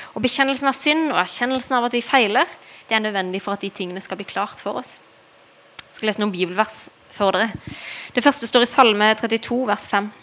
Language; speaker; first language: Norwegian; early bilingual, heritage; Norwegian